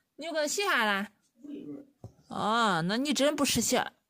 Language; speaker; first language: Chinese; native; Chinese